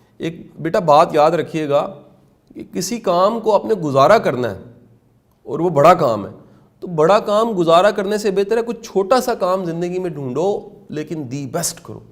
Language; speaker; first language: Urdu; non-native, local second language; Punjabi